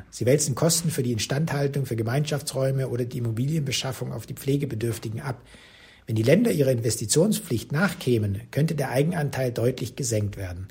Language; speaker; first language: German; native; German